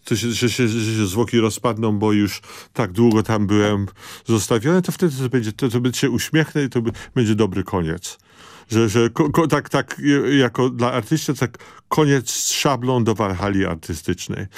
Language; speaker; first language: Polish; early bilingual, other home language; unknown